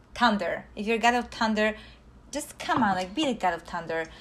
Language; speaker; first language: English; non-native, fluent; Polish